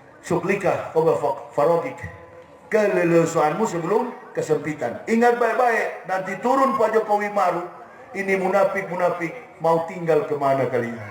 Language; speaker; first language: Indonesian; native; Indonesian